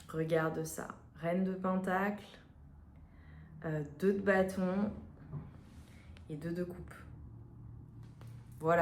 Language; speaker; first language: French; native; French